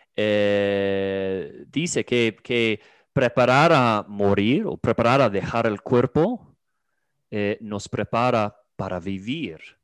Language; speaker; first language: Spanish; non-native, fluent; English